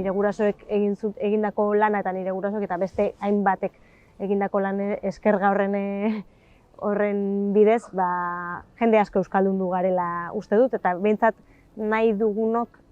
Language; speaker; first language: Basque; native; Basque